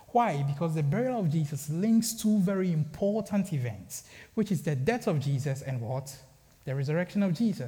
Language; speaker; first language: English; non-native, local second language; Akan